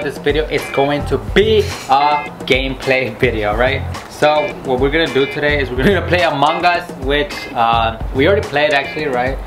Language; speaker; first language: English; early bilingual, other home language; Spanish